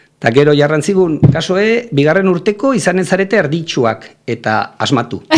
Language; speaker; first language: Basque; non-native, local second language; Spanish